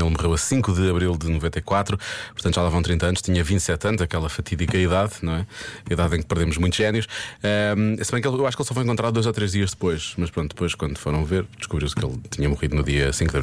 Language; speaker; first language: Portuguese; native; Portuguese